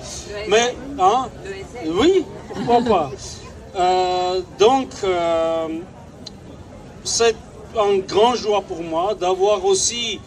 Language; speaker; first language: French; non-native, fluent; Armenian